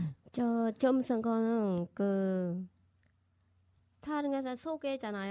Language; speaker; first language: Korean; non-native, learner; Vietnamese